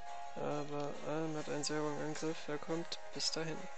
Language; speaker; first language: German; native; German